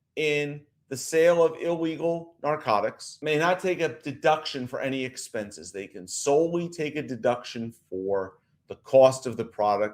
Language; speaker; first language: English; native; English